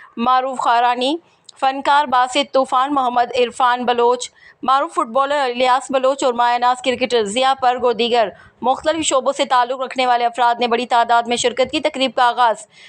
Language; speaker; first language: Urdu; non-native, local second language; Baluchi